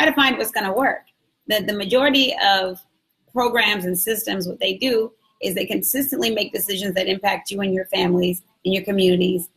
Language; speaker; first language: English; native; English